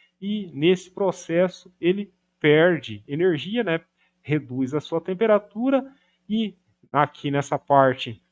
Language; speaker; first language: Portuguese; native; Portuguese